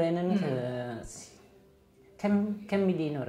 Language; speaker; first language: Korean; non-native, learner; Khmer